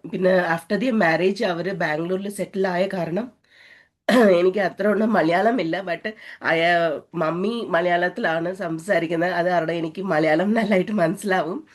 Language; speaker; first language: Malayalam; early bilingual, heritage; Malayalam